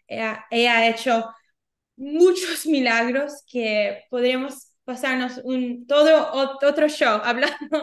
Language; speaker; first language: Spanish; early bilingual, heritage; Spanish